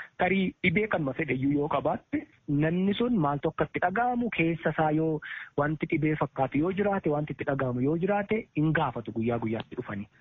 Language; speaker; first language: Oromo; native; Oromo